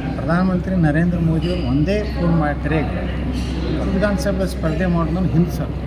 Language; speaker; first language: Kannada; native; Kannada